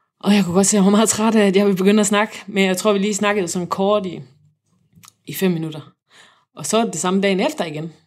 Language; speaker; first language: Danish; native; Danish